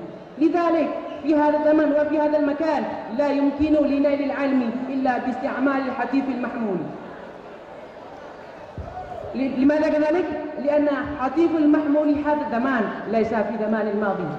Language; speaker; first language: Arabic; non-native, learner; Achinese